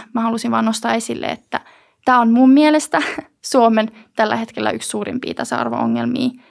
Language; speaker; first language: Finnish; native; Finnish